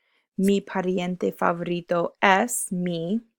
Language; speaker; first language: Spanish; non-native, fluent; English